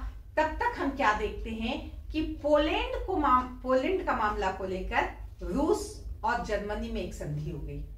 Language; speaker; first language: Hindi; native; Hindi